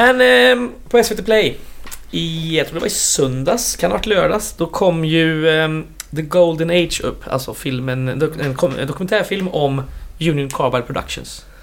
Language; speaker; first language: Swedish; native; Swedish